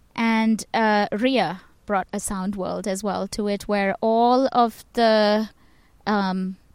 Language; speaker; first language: English; non-native, local second language; Tamil